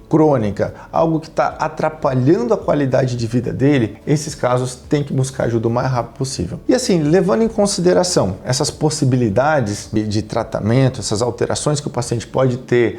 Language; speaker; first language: Portuguese; native; Portuguese